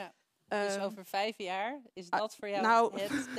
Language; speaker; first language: Dutch; native; Dutch